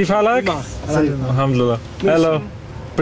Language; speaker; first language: Arabic; non-native, learner; English